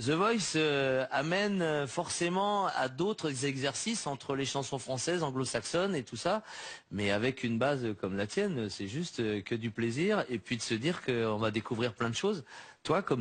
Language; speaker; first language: French; native; French